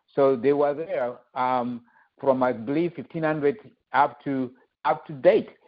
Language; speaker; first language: English; non-native, fluent; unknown